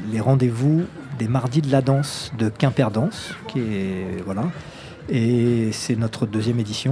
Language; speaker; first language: French; native; French